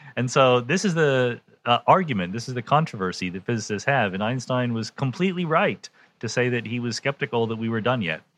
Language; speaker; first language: English; native; English